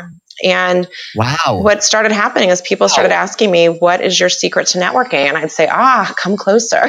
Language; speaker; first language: English; native; English